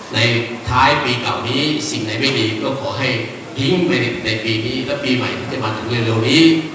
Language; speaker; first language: Thai; native; Thai